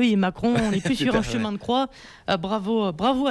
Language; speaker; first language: French; native; French